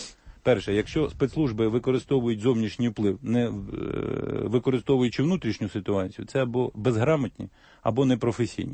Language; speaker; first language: Ukrainian; native; Ukrainian